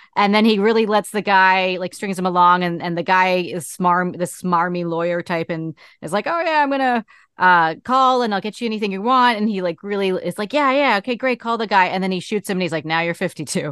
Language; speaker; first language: English; native; English